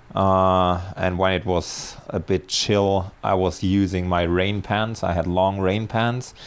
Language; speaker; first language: English; non-native, fluent; German